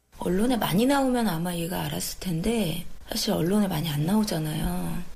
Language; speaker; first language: Korean; native; Korean